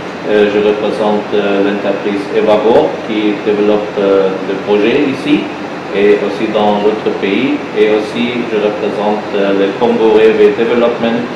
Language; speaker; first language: French; non-native, learner; German